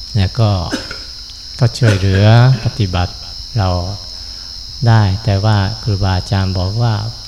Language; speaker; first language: Thai; non-native, fluent; Japanese